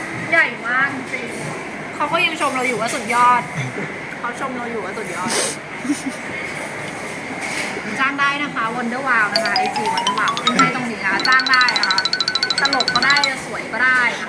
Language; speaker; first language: Thai; native; Thai